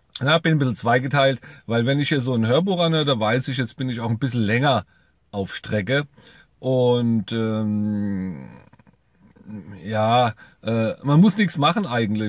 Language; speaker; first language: German; native; German